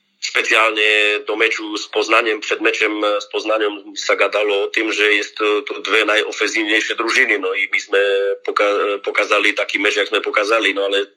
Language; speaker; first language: Polish; non-native, learner; Slovak